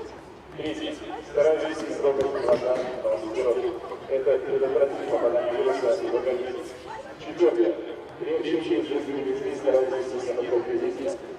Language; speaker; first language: Russian; native; Russian